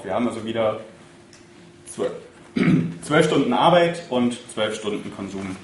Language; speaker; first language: German; native; German